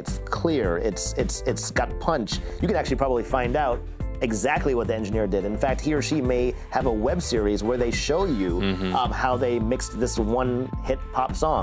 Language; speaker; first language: English; native; English